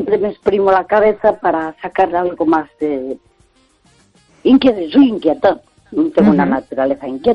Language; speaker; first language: Spanish; native; Spanish